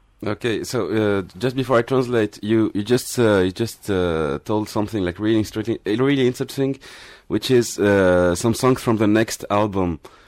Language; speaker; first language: English; non-native, fluent; Arabic